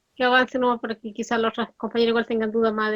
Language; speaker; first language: Spanish; native; Spanish